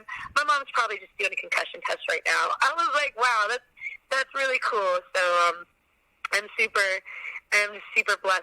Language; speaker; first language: English; native; English